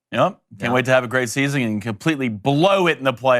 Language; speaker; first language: English; native; English